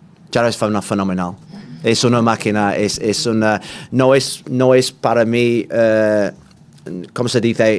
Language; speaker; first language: Spanish; non-native, learner; English